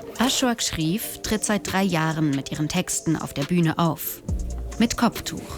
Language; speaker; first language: German; native; German